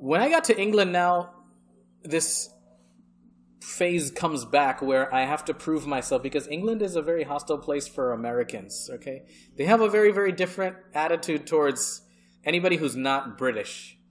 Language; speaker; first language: English; early bilingual, other home language; Bangla